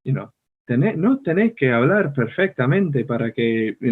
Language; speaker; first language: Spanish; non-native, fluent; English